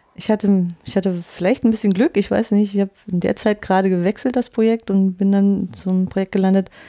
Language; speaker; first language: German; native; German